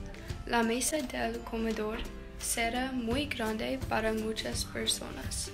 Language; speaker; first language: Spanish; non-native, learner; English